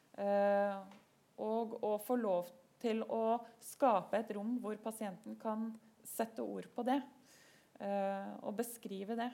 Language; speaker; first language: Norwegian; native; Norwegian